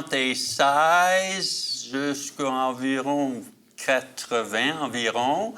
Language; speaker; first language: French; native; French